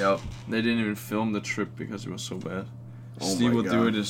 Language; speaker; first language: English; non-native, fluent; Danish